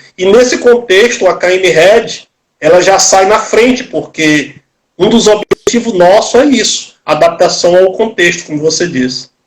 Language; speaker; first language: Portuguese; native; Portuguese